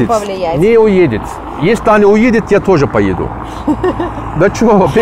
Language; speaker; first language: Russian; non-native, learner; Turkish